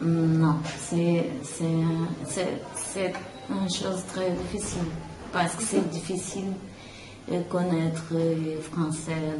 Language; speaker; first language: French; non-native, learner; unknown